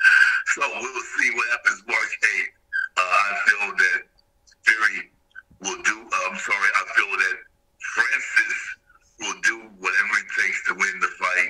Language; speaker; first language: English; native; English